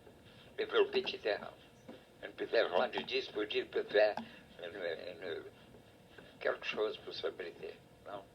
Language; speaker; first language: French; non-native, fluent; Portuguese